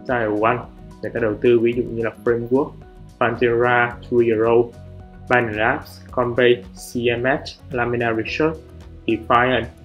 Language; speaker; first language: Vietnamese; native; Vietnamese